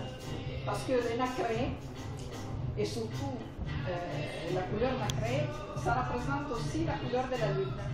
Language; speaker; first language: French; non-native, fluent; Italian